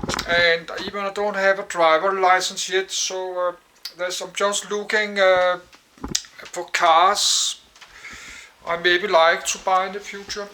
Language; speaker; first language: English; non-native, learner; Danish